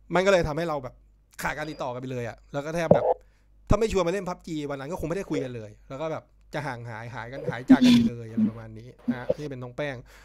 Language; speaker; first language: Thai; native; Thai